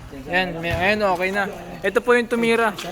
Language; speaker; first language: Filipino; non-native, local second language; Bikol